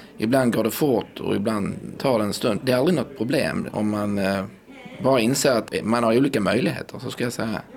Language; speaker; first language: Swedish; native; Swedish